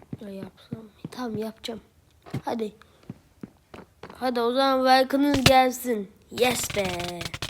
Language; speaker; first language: Turkish; native; Turkish